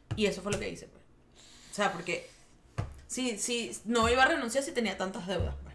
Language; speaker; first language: Spanish; native; Spanish